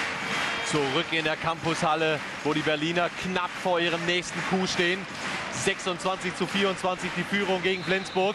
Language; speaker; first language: German; native; German